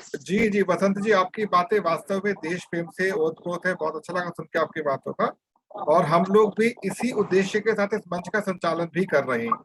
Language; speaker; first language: Hindi; native; Hindi